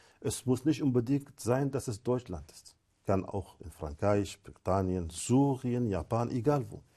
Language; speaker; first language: German; non-native, fluent; Arabic